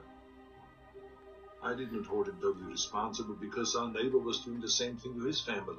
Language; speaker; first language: English; non-native, fluent; German